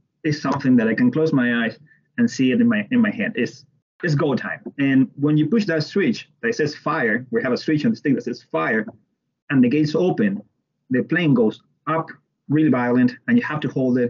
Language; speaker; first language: English; non-native, fluent; Spanish